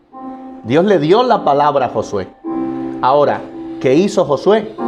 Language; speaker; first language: Spanish; native; Spanish